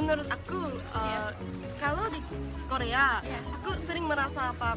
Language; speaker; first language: Indonesian; non-native, learner; Korean